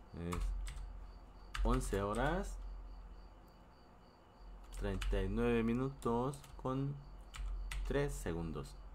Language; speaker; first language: Spanish; non-native, fluent; Korean